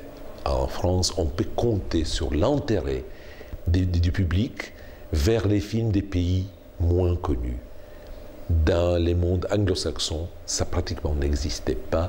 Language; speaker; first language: French; non-native, fluent; Polish